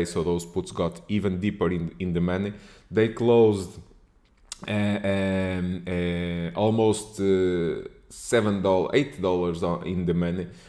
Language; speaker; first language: English; non-native, fluent; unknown